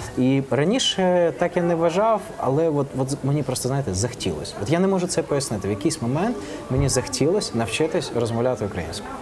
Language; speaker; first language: Ukrainian; non-native, local second language; Russian